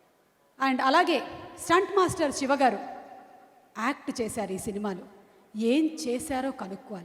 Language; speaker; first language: Telugu; native; Telugu